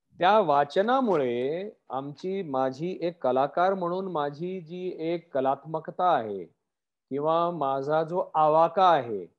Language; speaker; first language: Marathi; native; Marathi